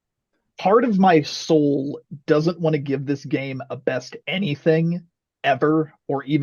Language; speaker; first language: English; native; English